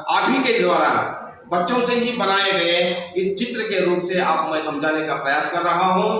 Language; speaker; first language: Hindi; non-native, local second language; Kannada